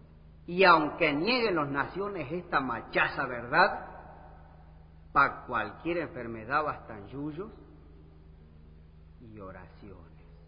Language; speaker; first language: Spanish; native; Spanish